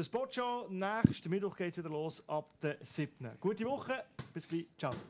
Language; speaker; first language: German; native; German